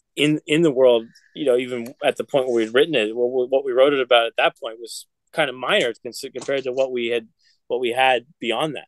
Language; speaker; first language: English; native; English